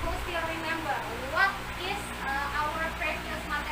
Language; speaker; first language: English; non-native, fluent; Indonesian